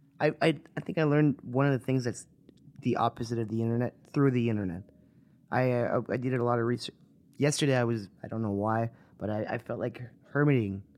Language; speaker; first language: English; non-native, local second language; French